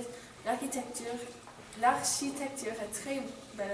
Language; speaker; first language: French; non-native, learner; English